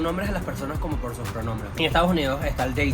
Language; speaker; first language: Spanish; native; Spanish